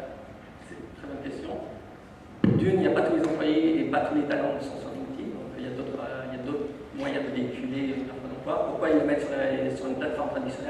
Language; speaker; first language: French; native; French